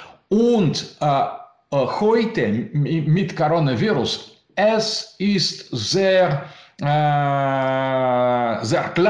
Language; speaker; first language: German; non-native, learner; Russian